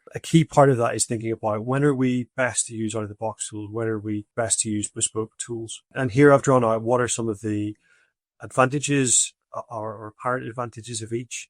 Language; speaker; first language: English; native; English